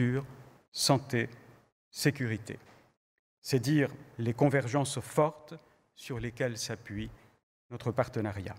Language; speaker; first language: French; native; French